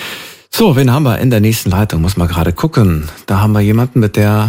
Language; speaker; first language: German; native; German